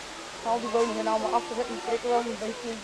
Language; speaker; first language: Dutch; native; Dutch